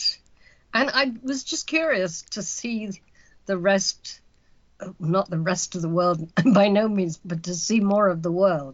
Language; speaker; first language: English; native; English